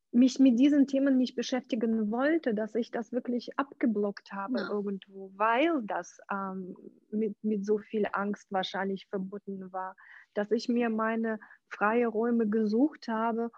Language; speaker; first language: German; non-native, fluent; Ukrainian